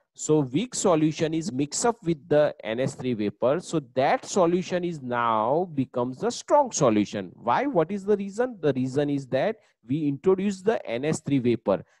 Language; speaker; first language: English; non-native, local second language; Gujarati